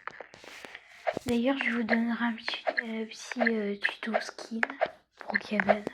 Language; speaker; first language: French; native; French